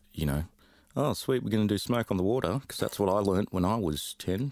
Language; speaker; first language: English; native; English